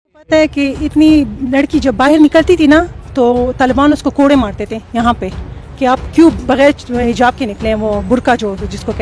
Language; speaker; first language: Hindi; non-native, local second language; Persian